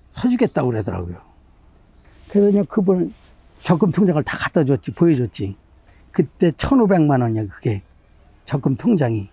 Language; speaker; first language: Korean; native; Korean